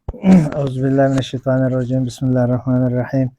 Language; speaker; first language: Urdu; non-native, local second language; Pashto